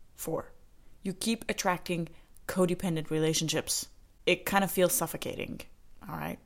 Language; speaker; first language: English; native; English